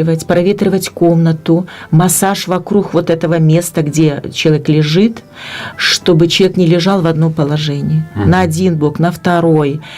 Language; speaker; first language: Russian; native; Russian